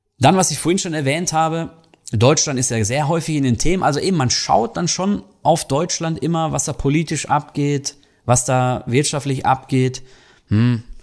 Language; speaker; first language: German; native; German